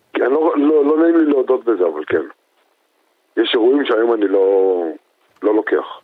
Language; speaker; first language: Hebrew; native; Hebrew